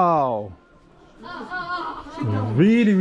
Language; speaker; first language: English; non-native, fluent; Turkish